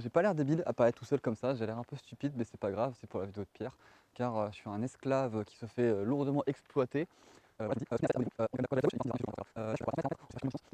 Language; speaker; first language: French; native; French